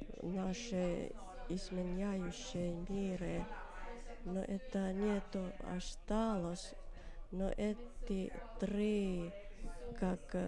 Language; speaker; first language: Russian; non-native, learner; Finnish